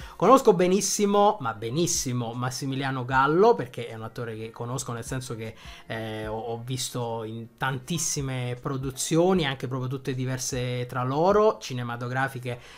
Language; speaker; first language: Italian; native; Italian